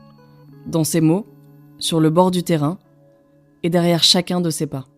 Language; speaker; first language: French; native; French